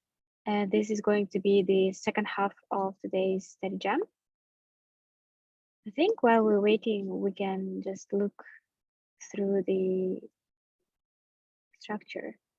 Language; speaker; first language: English; non-native, fluent; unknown